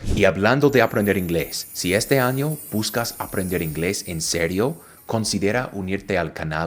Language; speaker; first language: Spanish; non-native, fluent; English